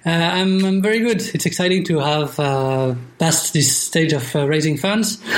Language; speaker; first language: English; non-native, fluent; French